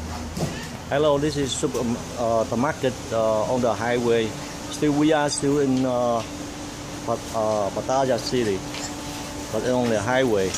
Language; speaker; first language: English; non-native, fluent; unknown